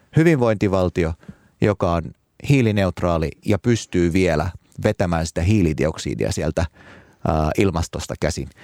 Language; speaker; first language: Finnish; early bilingual, other home language; Arabic